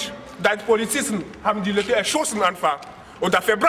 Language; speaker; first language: German; non-native, learner; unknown